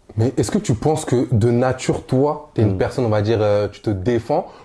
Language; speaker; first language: French; native; French